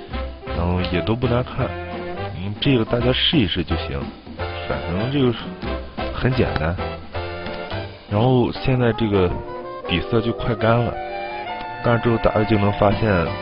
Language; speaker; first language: Chinese; native; Chinese